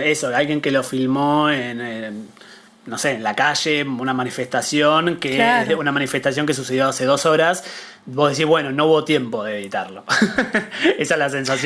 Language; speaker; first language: Spanish; native; Spanish